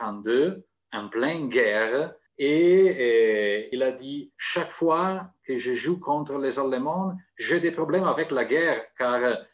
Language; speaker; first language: French; non-native, fluent; Italian